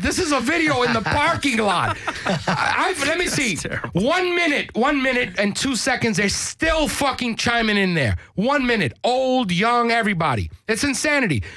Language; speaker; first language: English; early bilingual, other home language; Spanish